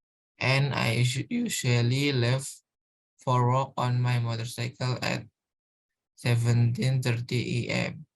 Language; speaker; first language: English; non-native, learner; Indonesian